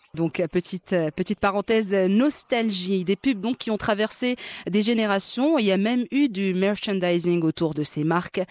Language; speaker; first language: French; non-native, local second language; Arabic